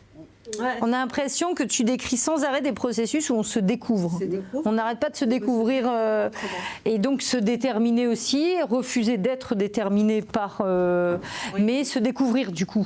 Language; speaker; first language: French; native; French